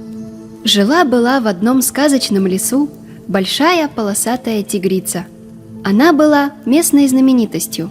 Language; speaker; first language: Russian; native; Russian